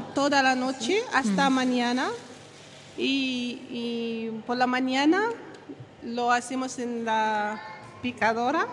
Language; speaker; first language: Spanish; non-native, learner; Arabic